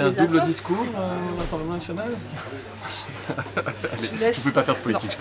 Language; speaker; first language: French; native; French